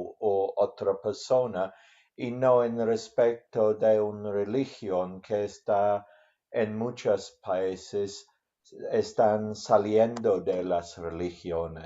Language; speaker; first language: Spanish; non-native, learner; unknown